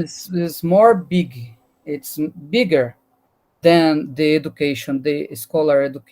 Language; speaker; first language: English; non-native, learner; Portuguese